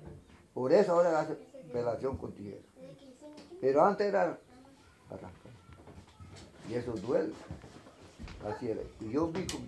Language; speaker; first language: Spanish; non-native, local second language; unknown